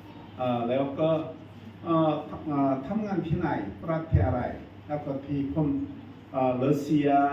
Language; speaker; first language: Thai; non-native, learner; Korean